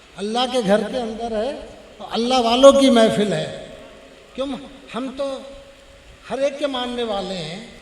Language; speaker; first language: Urdu; non-native, local second language; Pashto